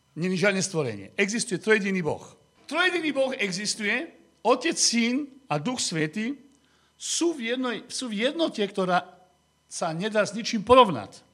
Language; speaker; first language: Slovak; non-native, local second language; Hungarian